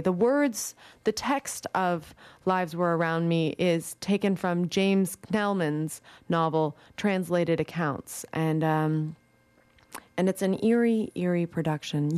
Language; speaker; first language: English; native; English